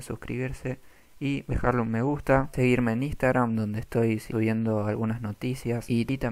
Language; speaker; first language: Spanish; native; Spanish